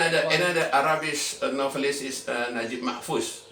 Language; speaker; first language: English; non-native, learner; Indonesian